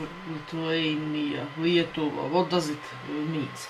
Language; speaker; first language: English; non-native, fluent; Latvian